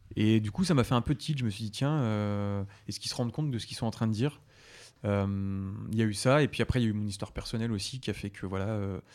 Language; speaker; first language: French; native; French